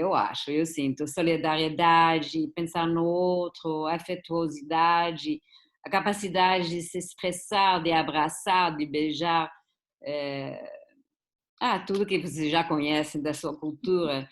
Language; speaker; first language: Portuguese; non-native, fluent; German